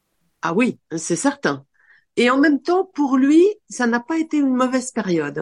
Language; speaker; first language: French; native; French